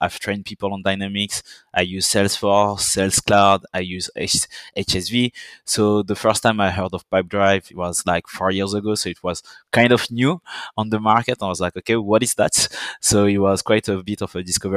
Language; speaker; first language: English; non-native, fluent; French